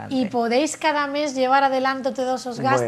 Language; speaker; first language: Spanish; native; Spanish